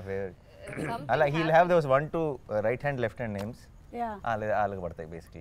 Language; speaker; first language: Telugu; native; Telugu